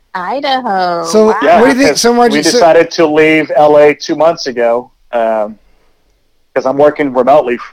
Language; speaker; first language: English; early bilingual, other home language; Spanish